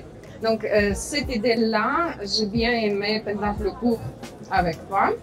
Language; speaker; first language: French; non-native, fluent; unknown